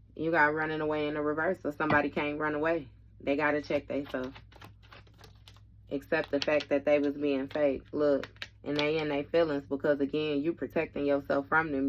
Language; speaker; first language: English; native; English